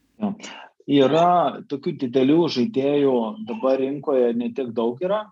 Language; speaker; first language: Lithuanian; native; Lithuanian